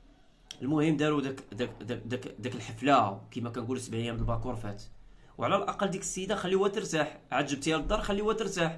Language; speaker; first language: Arabic; native; Arabic